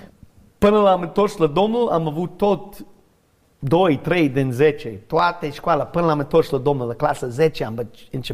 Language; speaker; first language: Romanian; non-native, learner; English